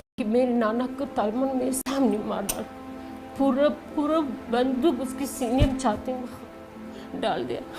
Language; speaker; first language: Hindi; non-native, fluent; Persian